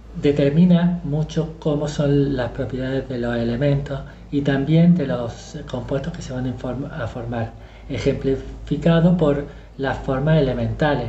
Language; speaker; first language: Spanish; native; Spanish